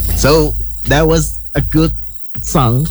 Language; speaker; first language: English; non-native, fluent; Indonesian